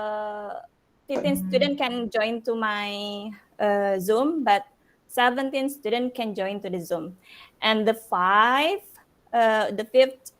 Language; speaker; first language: English; non-native, learner; Indonesian